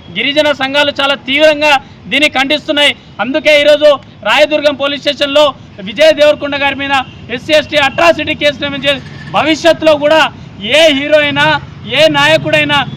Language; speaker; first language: Telugu; non-native, local second language; Lambadi